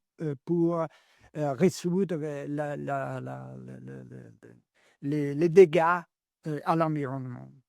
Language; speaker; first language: French; non-native, learner; Italian